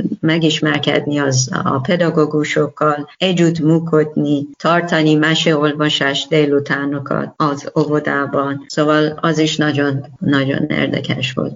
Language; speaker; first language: Hungarian; non-native, learner; Persian